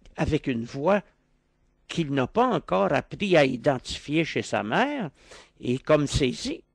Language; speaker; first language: French; native; French